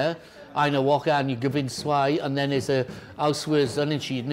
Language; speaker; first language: German; non-native, learner; English